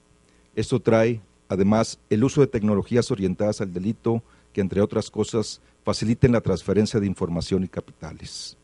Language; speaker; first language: Spanish; native; Spanish